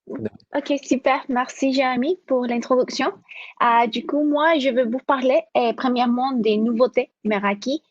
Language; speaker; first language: French; non-native, fluent; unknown